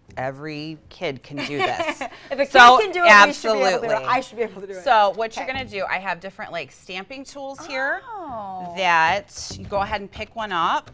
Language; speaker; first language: English; native; English